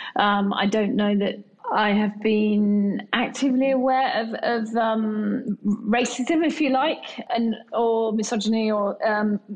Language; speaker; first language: English; native; English